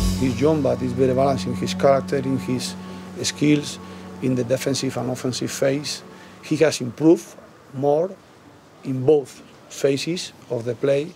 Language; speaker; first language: English; non-native, learner; Spanish